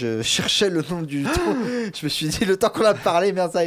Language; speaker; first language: French; native; French